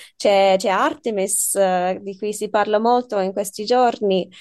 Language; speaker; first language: Italian; non-native, fluent; English